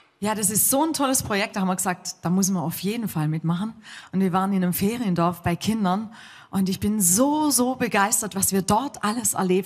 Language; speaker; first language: German; native; German